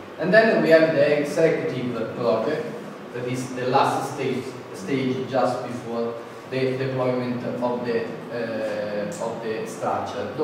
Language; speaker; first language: English; non-native, fluent; Italian